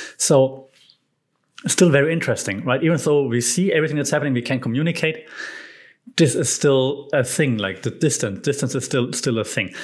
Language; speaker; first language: English; non-native, fluent; German